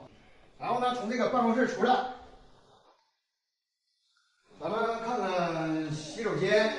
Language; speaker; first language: Chinese; native; Chinese